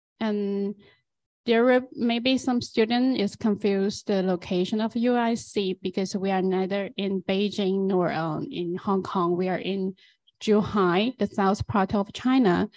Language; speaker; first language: English; non-native, fluent; Chinese